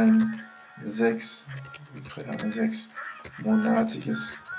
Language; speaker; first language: German; non-native, fluent; French